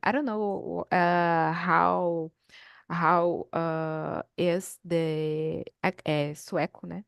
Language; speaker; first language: English; non-native, learner; Portuguese